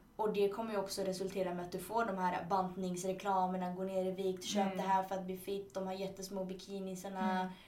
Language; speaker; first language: Swedish; early bilingual, other home language; Spanish